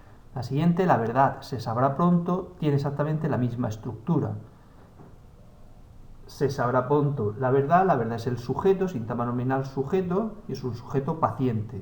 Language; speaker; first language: Spanish; native; Spanish